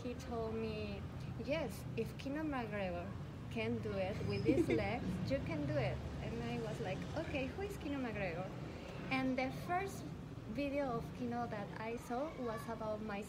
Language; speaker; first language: English; non-native, learner; Spanish